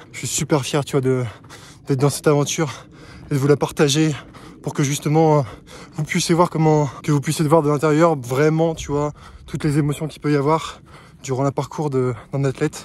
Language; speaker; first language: French; native; French